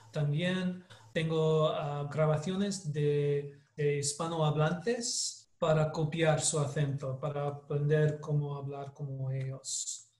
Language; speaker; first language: Spanish; non-native, learner; English